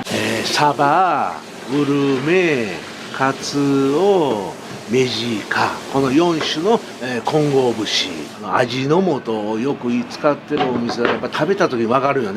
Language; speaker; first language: Japanese; native; Japanese